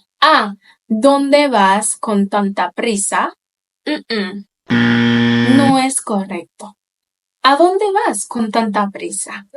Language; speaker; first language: Spanish; non-native, fluent; Haitian Creole